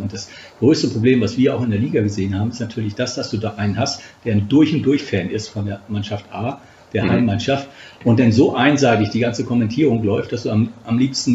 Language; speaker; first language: German; native; German